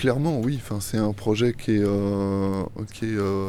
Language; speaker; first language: French; native; French